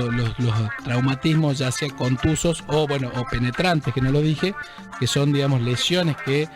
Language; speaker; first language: Spanish; native; Spanish